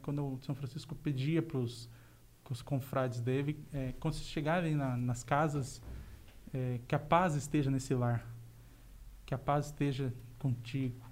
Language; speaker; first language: Portuguese; native; Portuguese